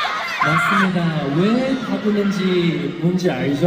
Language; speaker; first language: Korean; non-native, fluent; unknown